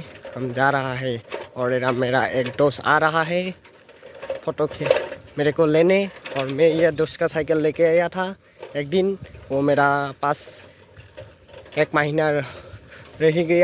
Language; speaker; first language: Hindi; non-native, local second language; Assamese